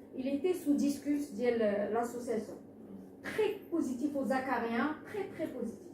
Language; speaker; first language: French; non-native, local second language; Arabic